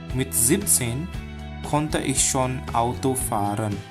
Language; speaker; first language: German; non-native, fluent; Indonesian